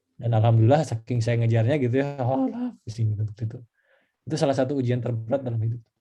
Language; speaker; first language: Indonesian; non-native, local second language; Sundanese